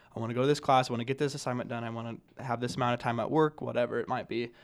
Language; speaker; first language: English; native; English